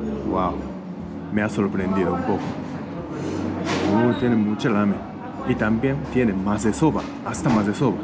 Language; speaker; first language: Spanish; non-native, learner; Japanese